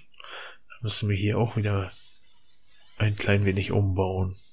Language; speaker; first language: German; native; German